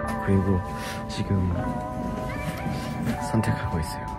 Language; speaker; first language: Korean; non-native, fluent; Thai